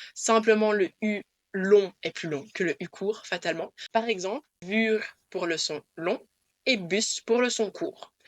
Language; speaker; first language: French; native; French